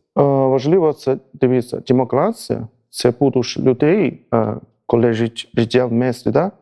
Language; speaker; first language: Ukrainian; non-native, learner; Chinese